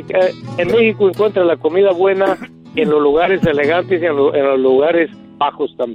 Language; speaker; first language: Spanish; native; Spanish